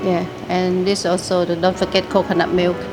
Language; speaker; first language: English; non-native, learner; Thai